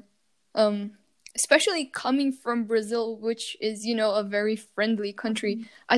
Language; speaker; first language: English; non-native, fluent; Portuguese